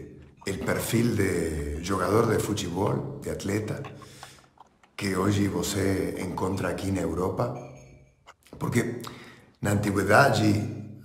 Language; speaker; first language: Portuguese; non-native, fluent; Spanish